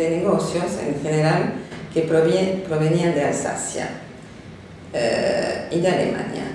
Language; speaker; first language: Spanish; non-native, fluent; French